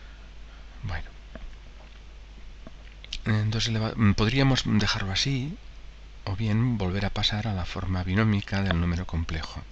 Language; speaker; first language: Spanish; native; Spanish